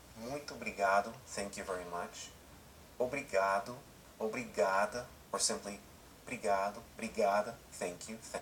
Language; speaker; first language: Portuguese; non-native, learner; English